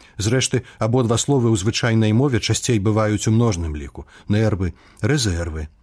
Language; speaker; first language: Belarusian; native; Belarusian